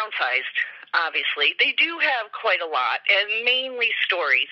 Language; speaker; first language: English; native; English